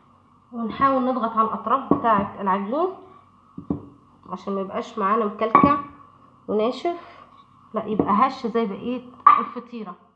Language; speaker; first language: Arabic; native; Arabic